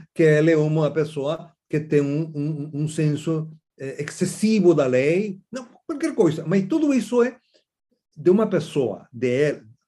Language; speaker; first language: Portuguese; non-native, fluent; Spanish